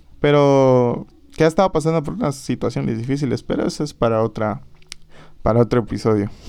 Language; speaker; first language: Spanish; native; Spanish